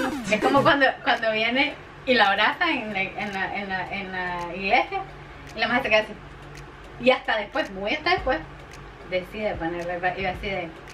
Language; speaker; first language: Spanish; native; Spanish